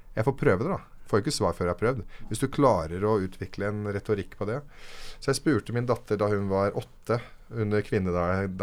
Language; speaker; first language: Norwegian; early bilingual, other home language; Arabic